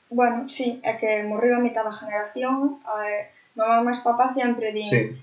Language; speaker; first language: Galician; non-native, local second language; Spanish